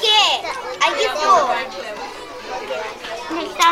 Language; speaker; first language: English; non-native, local second language; Chinese